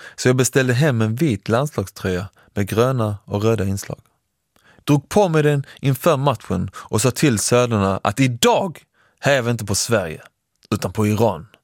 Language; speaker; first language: Swedish; early bilingual, other home language; Persian